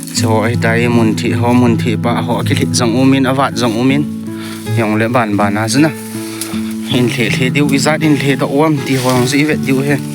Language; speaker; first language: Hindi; non-native, local second language; Thado Chin